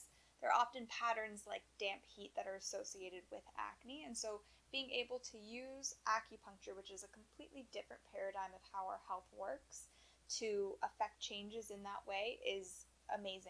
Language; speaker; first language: English; native; English